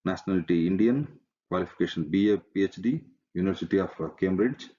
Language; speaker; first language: English; non-native, local second language; Kannada